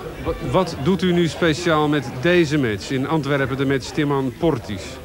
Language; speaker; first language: Dutch; native; Dutch